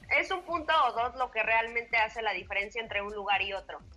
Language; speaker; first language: Spanish; native; Spanish